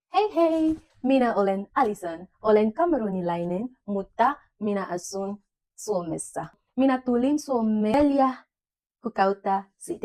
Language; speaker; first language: Finnish; non-native, learner; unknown